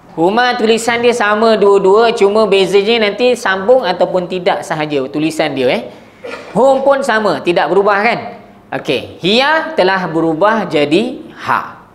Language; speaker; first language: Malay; native; Malay